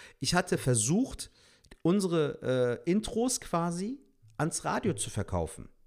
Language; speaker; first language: German; native; German